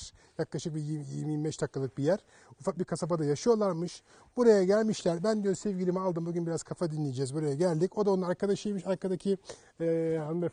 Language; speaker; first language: Turkish; native; Turkish